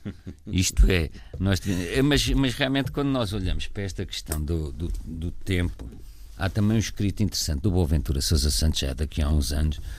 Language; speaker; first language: Portuguese; native; Portuguese